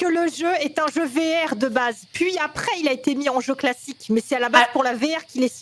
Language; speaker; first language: French; native; French